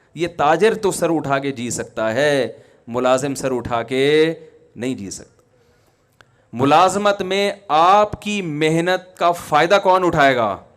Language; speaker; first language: Urdu; native; Urdu